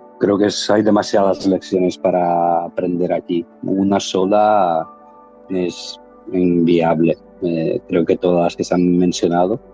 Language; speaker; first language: Spanish; non-native, fluent; Ukrainian